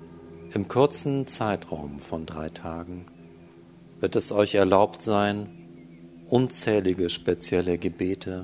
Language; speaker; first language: German; native; German